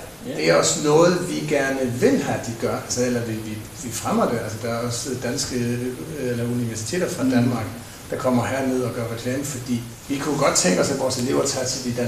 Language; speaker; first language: Danish; native; Danish